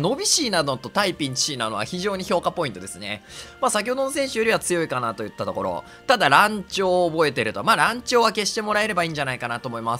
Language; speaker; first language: Japanese; native; Japanese